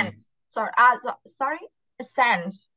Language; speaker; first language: English; non-native, fluent; Vietnamese